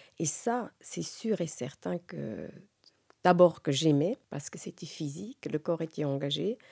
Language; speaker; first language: French; non-native, local second language; Swiss German